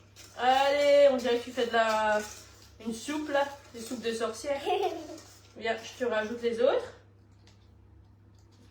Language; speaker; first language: French; native; French